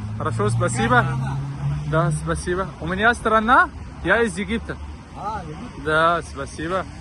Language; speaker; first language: Russian; non-native, learner; Arabic